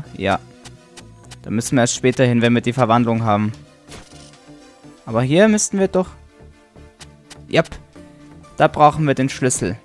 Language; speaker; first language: German; native; German